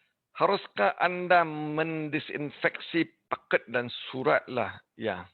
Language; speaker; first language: Indonesian; non-native, learner; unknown